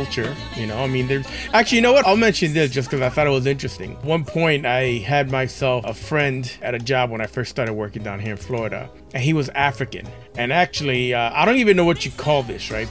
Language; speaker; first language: English; early bilingual, other home language; Spanish